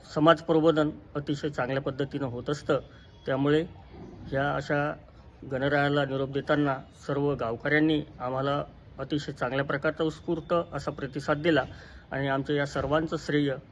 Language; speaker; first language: Marathi; native; Marathi